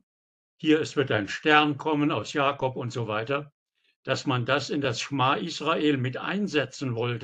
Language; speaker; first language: German; native; German